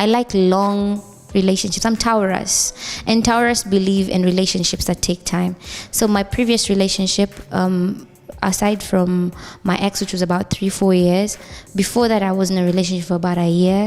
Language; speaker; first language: English; non-native, local second language; Swahili